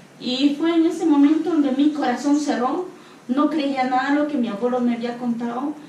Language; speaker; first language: Spanish; non-native, local second language; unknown